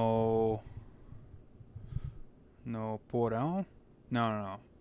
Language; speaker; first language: Portuguese; non-native, fluent; English